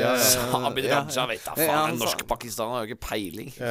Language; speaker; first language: Norwegian; native; Norwegian